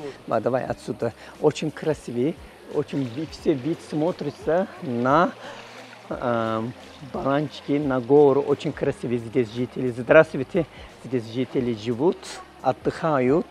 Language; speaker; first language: Russian; non-native, learner; Turkish